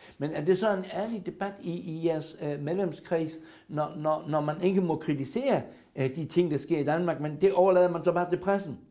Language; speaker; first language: Danish; non-native, local second language; German